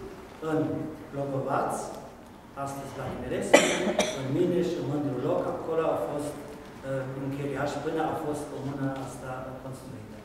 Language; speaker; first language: Romanian; non-native, local second language; German